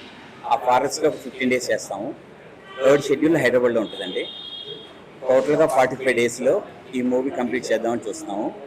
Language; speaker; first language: Telugu; native; Telugu